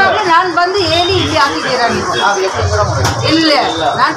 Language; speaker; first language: Kannada; non-native, local second language; Tamil